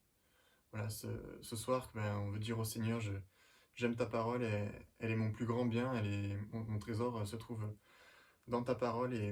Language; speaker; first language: French; native; French